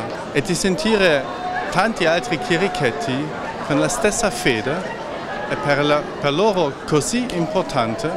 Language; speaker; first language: Italian; non-native, learner; German